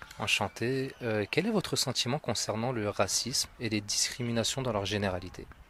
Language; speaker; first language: French; native; French